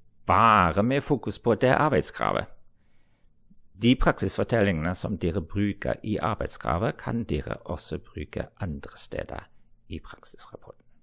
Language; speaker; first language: Norwegian; non-native, fluent; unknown